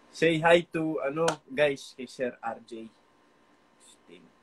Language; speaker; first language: Filipino; non-native, local second language; Pampanga